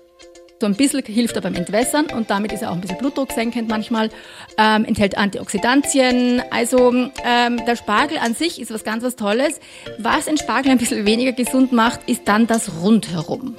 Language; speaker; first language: German; native; German